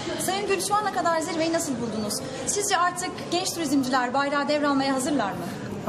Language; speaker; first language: Turkish; native; Turkish